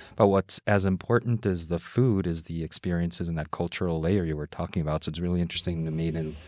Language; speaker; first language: English; early bilingual, heritage; English